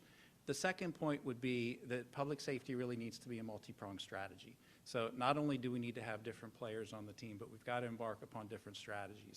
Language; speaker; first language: English; native; English